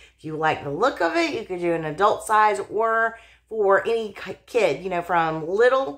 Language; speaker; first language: English; native; English